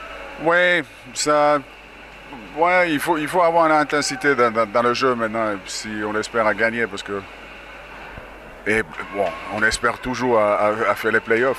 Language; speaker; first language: French; non-native, fluent; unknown